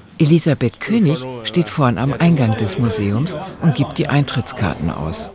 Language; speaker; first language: German; native; German